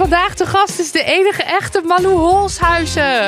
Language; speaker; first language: Dutch; native; Dutch